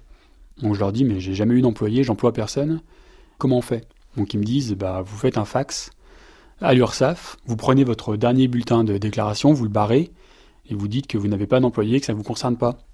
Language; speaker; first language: French; native; French